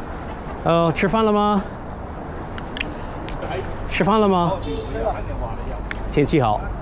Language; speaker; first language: Chinese; non-native, fluent; English